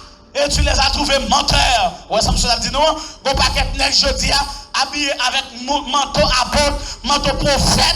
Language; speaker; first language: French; non-native, local second language; Haitian Creole